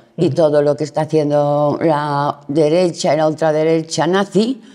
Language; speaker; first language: Spanish; native; Spanish